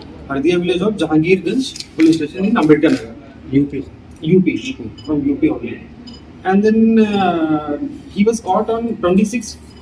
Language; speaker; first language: English; non-native, local second language; Hindi